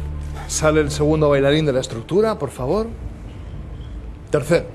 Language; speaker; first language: Spanish; native; Spanish